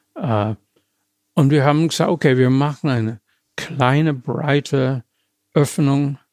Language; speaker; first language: German; non-native, fluent; English